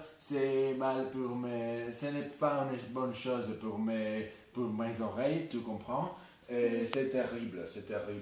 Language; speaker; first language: French; non-native, learner; Spanish